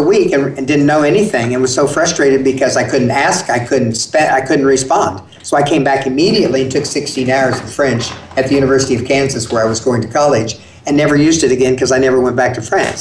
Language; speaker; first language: English; native; English